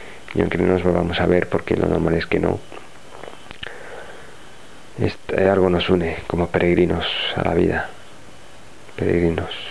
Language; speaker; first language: Spanish; native; Spanish